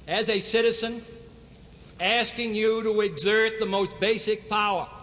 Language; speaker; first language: English; native; English